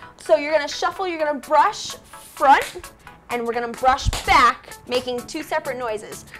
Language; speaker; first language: English; native; English